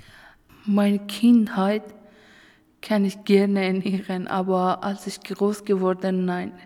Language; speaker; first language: German; non-native, learner; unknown